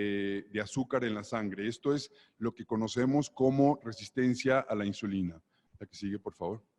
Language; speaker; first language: Spanish; native; Spanish